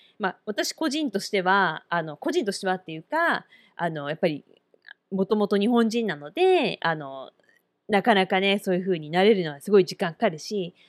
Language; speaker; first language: Japanese; native; Japanese